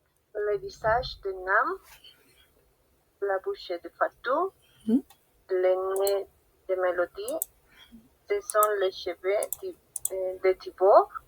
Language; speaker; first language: French; non-native, learner; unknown